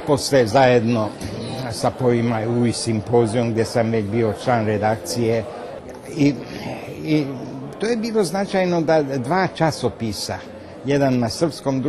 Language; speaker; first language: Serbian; non-native, local second language; Hungarian